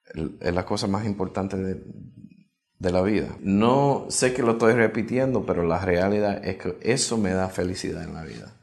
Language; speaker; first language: Spanish; early bilingual, heritage; Spanish